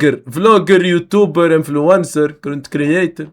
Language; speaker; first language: English; non-native, learner; Arabic